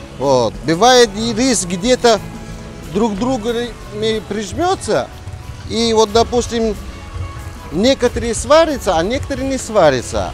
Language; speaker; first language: Russian; non-native, local second language; Tajik